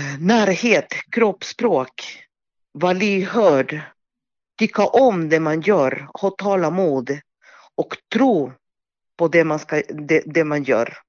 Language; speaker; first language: Swedish; non-native, fluent; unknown